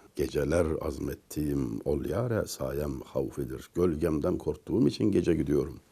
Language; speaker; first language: Turkish; native; Turkish